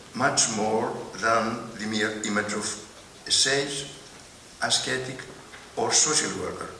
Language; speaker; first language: English; non-native, fluent; Greek